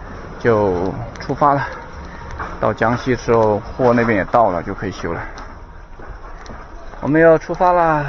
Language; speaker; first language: Chinese; native; Chinese